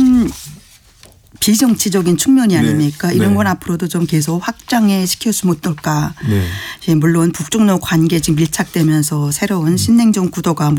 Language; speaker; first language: Korean; native; Korean